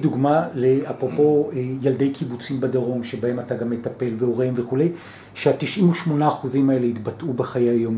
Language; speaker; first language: Hebrew; native; Hebrew